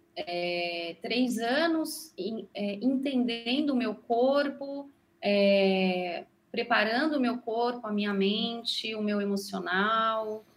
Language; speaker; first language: Portuguese; native; Portuguese